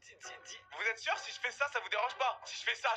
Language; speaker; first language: French; native; French